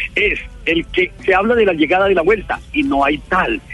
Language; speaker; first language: Spanish; native; Spanish